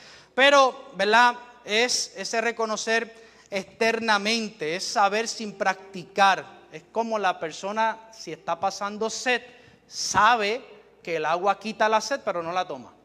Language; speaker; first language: Spanish; native; Spanish